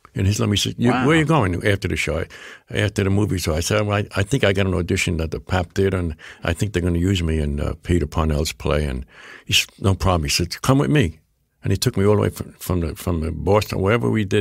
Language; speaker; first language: English; native; English